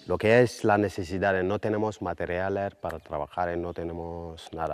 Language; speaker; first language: Spanish; non-native, fluent; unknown